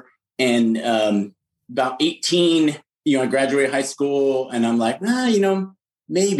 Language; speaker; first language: English; native; English